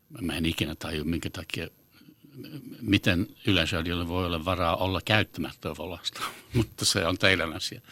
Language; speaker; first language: Finnish; non-native, fluent; English